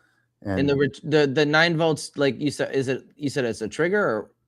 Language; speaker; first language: English; native; English